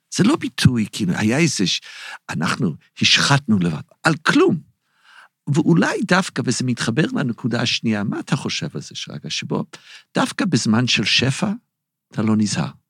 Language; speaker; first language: Hebrew; non-native, fluent; English